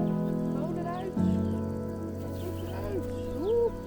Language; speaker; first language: Dutch; native; Dutch